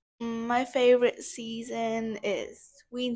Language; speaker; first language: English; non-native, learner; Vietnamese